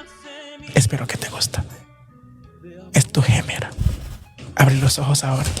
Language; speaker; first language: Spanish; non-native, learner; Haitian Creole